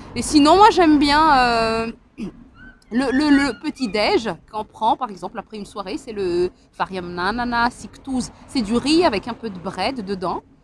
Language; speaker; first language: French; non-native, local second language; Malagasy